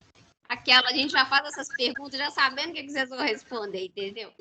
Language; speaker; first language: Portuguese; native; Portuguese